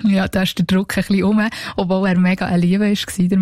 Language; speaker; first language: German; native; German